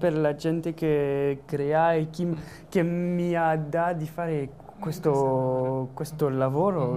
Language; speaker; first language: Italian; non-native, learner; French